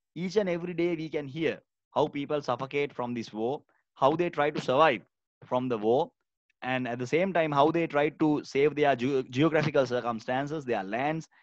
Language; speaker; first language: English; non-native, local second language; Sinhala